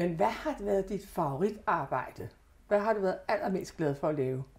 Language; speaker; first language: Danish; native; Danish